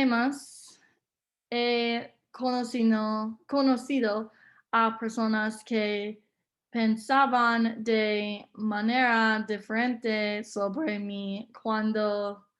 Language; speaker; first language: Spanish; non-native, learner; English